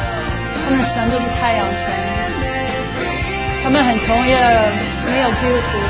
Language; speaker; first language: Chinese; non-native, fluent; English